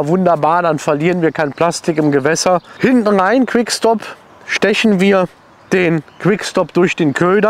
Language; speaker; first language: German; native; German